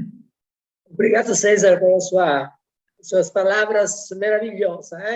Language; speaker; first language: Portuguese; non-native, fluent; Italian